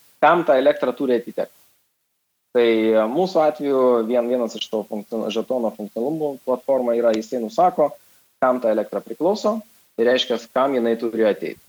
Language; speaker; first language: Lithuanian; non-native, local second language; Russian